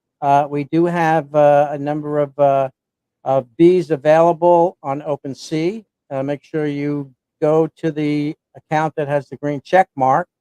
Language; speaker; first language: English; native; English